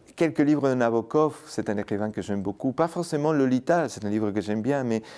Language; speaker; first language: French; non-native, fluent; Spanish